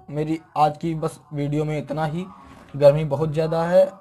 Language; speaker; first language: Hindi; native; Hindi